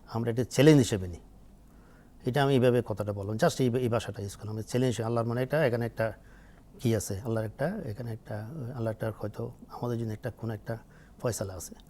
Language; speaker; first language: Bangla; native; Bangla